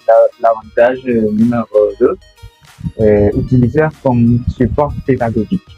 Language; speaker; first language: French; non-native, learner; Spanish